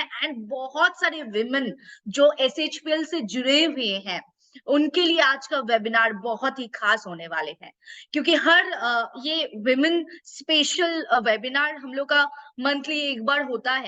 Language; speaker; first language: Hindi; native; Hindi